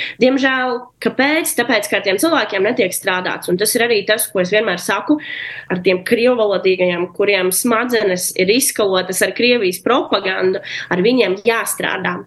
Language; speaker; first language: Latvian; non-native, local second language; Russian